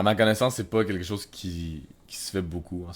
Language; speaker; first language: French; native; French